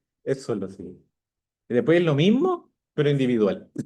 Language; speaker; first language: Spanish; native; Spanish